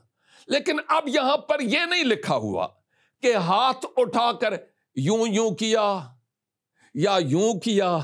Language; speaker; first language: Urdu; native; Urdu